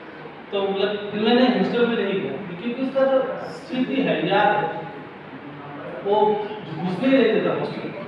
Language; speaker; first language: Hindi; non-native, local second language; Bangla